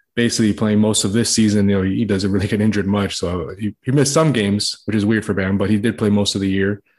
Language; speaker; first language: English; native; English